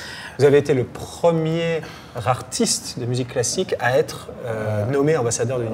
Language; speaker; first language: French; native; French